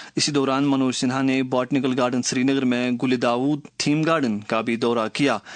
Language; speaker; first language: Urdu; non-native, local second language; Kashmiri